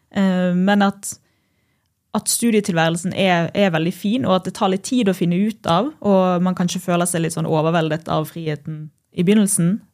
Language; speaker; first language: Norwegian; native; Norwegian